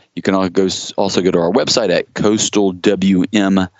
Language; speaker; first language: English; native; English